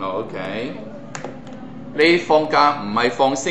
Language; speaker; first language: Cantonese; native; Cantonese